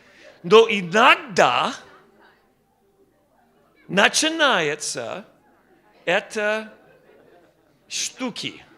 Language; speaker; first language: Russian; non-native, learner; English